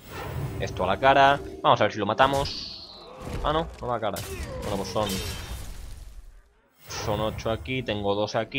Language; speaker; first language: Spanish; native; Spanish